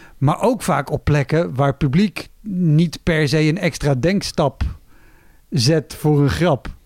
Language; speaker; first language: Dutch; native; Dutch